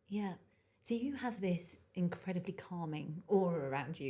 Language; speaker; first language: English; native; English